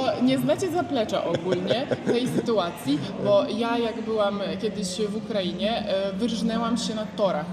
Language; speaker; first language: Polish; native; Polish